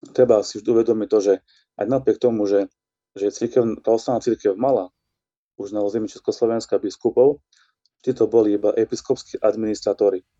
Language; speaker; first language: Slovak; native; Slovak